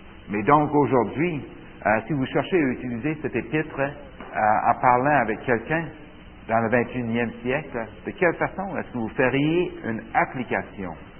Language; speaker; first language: French; native; French